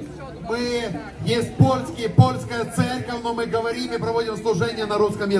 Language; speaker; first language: Polish; non-native, learner; Russian